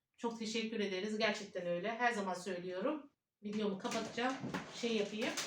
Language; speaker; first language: Turkish; early bilingual, heritage; Turkish